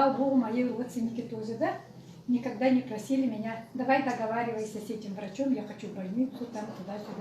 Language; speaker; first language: Russian; native; Russian